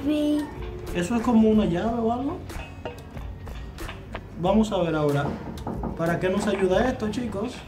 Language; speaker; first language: Spanish; native; Spanish